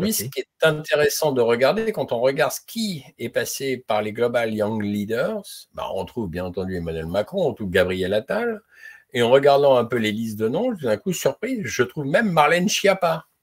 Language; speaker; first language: French; native; French